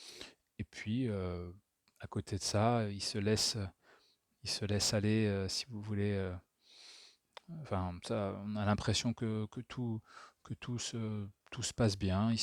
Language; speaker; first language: French; native; French